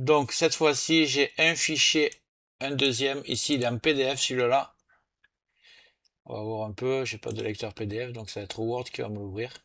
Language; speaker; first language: French; native; French